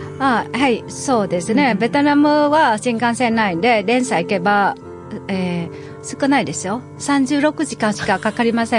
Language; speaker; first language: Japanese; non-native, fluent; Vietnamese